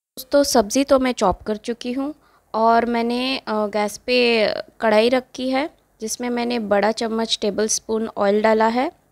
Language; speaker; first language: Hindi; non-native, local second language; Konkani